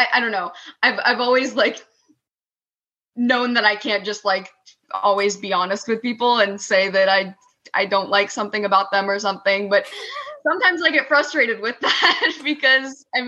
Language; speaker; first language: English; native; English